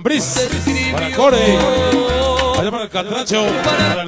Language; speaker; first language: Spanish; native; Spanish